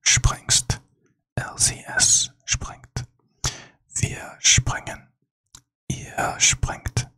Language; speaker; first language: German; non-native, learner; English